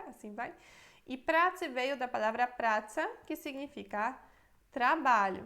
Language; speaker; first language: Portuguese; non-native, fluent; Polish